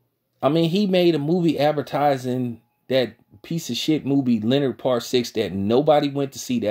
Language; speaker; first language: English; native; English